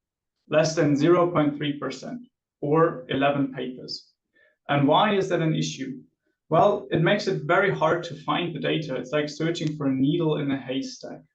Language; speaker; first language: English; non-native, fluent; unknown